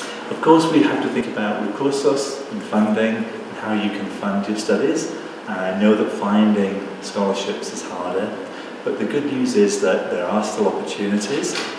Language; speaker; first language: English; native; English